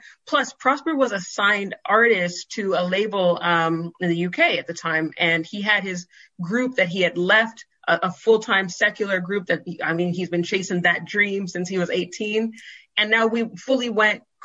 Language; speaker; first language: English; native; English